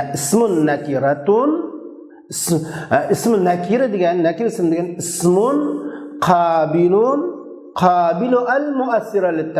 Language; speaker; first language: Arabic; non-native, fluent; Uzbek